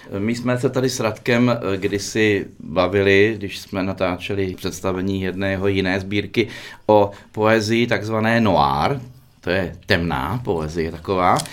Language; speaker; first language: Czech; native; Czech